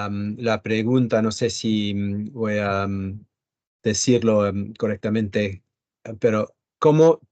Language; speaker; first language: Spanish; early bilingual, heritage; Spanish